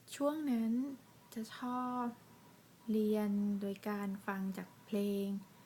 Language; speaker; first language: Thai; native; Thai